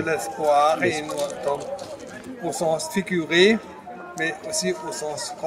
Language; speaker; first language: French; non-native, fluent; German